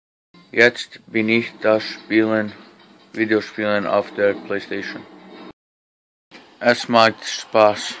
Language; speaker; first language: German; non-native, learner; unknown